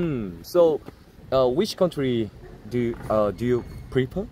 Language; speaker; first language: English; non-native, learner; Korean